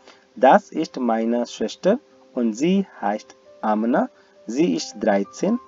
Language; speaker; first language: German; non-native, learner; Hindi